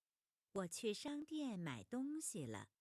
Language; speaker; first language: Chinese; non-native, learner; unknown